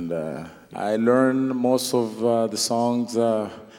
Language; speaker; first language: English; non-native, fluent; Lingala